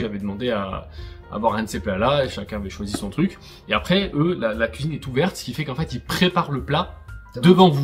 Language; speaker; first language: French; native; French